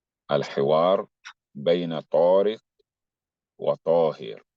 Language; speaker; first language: Arabic; non-native, fluent; English